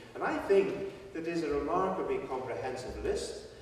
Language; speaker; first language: English; native; English